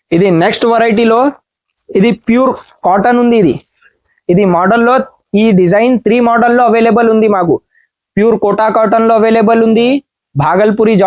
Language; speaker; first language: Telugu; non-native, learner; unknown